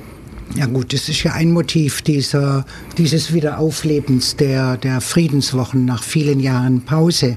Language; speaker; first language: German; native; German